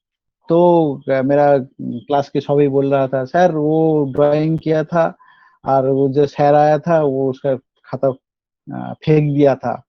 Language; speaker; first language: Hindi; non-native, local second language; Bangla